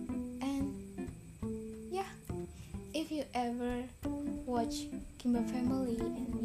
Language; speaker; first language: English; non-native, learner; Indonesian